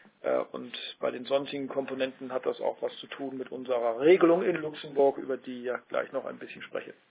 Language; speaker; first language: German; native; German